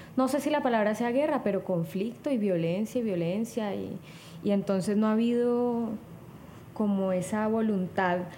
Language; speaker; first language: Spanish; native; Spanish